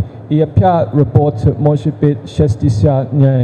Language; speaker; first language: Russian; non-native, learner; English